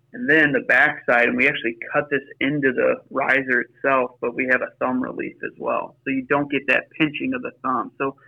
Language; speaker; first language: English; native; English